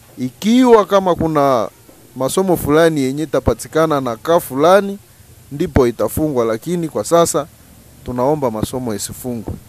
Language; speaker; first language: Swahili; non-native, local second language; Nande